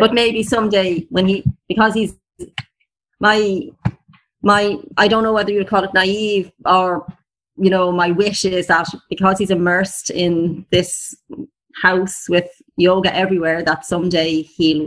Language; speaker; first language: English; native; English